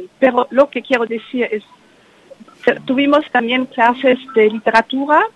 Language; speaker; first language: Spanish; non-native, learner; English